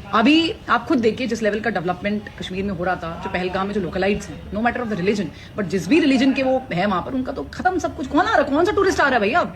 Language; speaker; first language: Hindi; native; Hindi